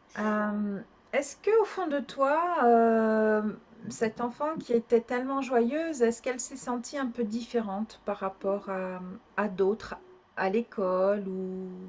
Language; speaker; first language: French; native; French